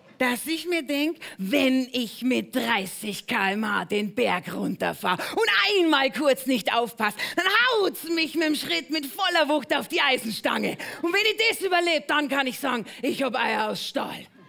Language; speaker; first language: German; native; German